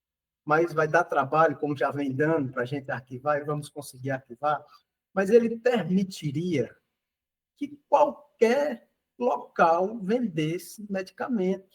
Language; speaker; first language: Portuguese; native; Portuguese